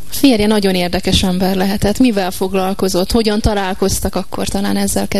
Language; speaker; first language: Hungarian; native; Hungarian